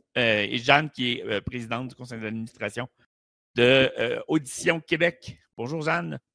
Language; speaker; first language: French; native; French